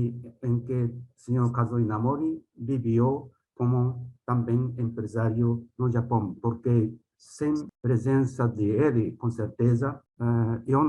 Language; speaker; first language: Portuguese; non-native, fluent; Japanese